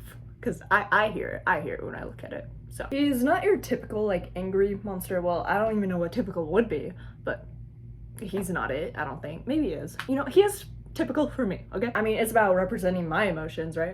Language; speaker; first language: English; native; English